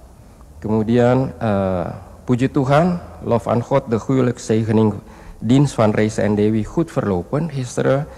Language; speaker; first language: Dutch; non-native, fluent; Indonesian